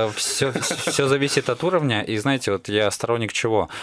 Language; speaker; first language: Russian; native; Russian